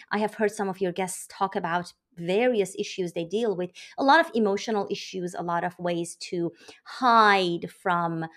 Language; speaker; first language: English; non-native, fluent; Persian